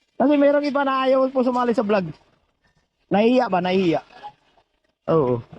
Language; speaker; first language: Filipino; native; Filipino